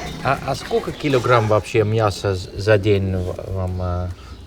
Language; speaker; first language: Russian; non-native, learner; Dutch